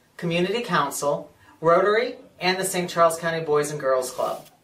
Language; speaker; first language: English; native; English